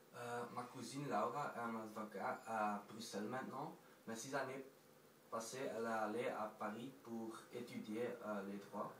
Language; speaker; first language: French; non-native, local second language; Dutch